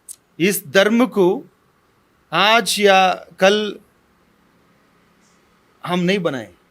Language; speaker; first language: Hindi; non-native, local second language; Tamil